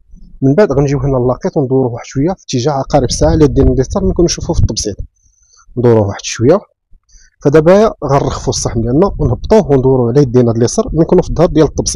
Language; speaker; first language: Arabic; native; Arabic